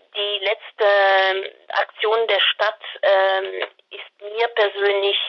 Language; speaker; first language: German; non-native, fluent; French